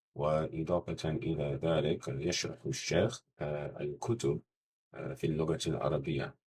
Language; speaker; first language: Arabic; non-native, fluent; English